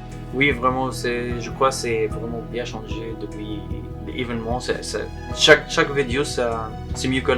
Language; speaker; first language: French; non-native, learner; Arabic